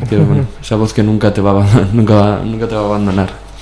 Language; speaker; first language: Spanish; native; Spanish